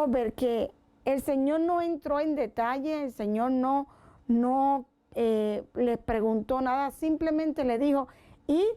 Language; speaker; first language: Spanish; native; Spanish